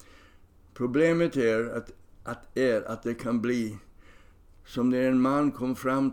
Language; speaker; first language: Swedish; non-native, fluent; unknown